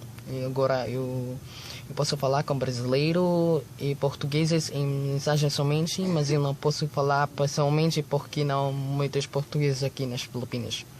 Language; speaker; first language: Portuguese; non-native, learner; Filipino